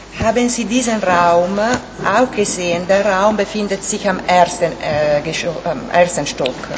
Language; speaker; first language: German; non-native, fluent; Italian